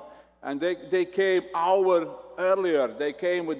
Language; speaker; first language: English; non-native, fluent; Latvian